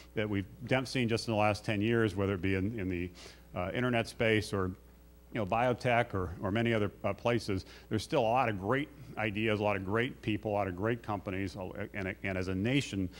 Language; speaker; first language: English; native; English